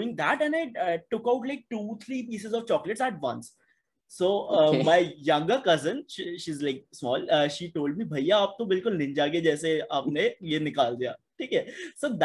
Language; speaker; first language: English; non-native, local second language; Hindi